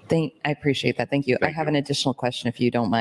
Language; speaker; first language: English; native; English